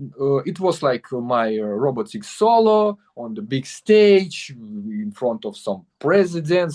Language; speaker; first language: English; non-native, learner; Russian